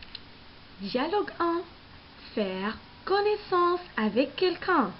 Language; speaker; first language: French; non-native, local second language; Arabic